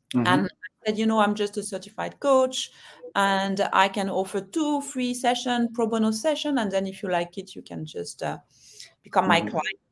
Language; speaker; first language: English; non-native, fluent; French